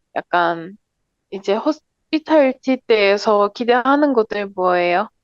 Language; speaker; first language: Korean; non-native, learner; Turkish